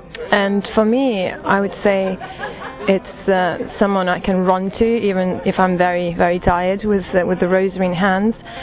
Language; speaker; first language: English; non-native, fluent; Lithuanian